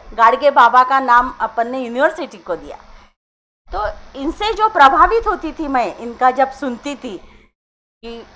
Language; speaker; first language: Hindi; non-native, local second language; Marathi